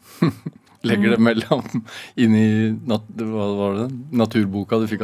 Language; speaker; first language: Norwegian; native; Norwegian